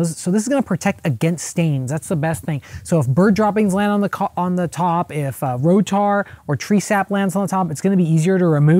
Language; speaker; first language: English; native; English